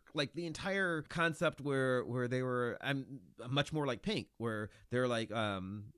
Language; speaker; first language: English; native; English